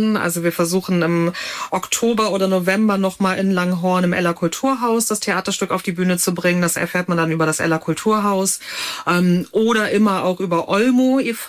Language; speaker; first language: German; native; German